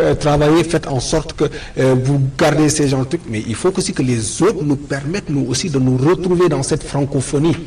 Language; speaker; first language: French; non-native, local second language; Wolof